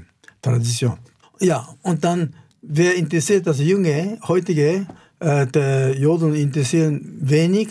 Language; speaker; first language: German; non-native, fluent; Japanese